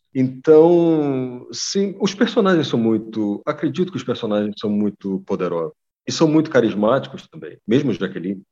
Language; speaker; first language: Portuguese; native; Portuguese